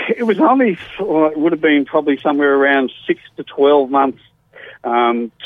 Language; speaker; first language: English; native; English